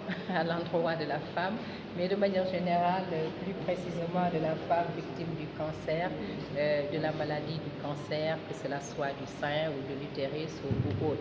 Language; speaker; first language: French; non-native, local second language; Wolof